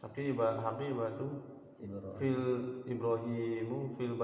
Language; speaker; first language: Arabic; non-native, learner; Indonesian